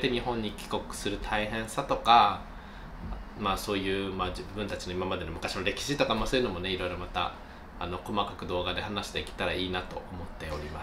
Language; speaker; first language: Japanese; native; Japanese